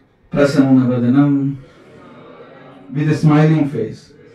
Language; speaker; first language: English; non-native, local second language; Kannada